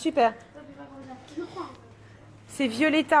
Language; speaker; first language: French; native; French